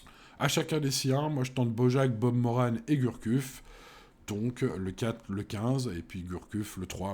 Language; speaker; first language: French; native; French